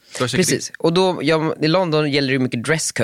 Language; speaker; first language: Swedish; native; Swedish